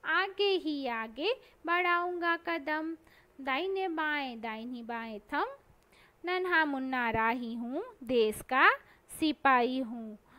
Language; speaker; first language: Hindi; non-native, local second language; Gujarati